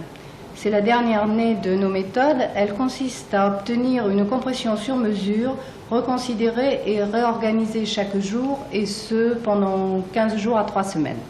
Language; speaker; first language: French; native; French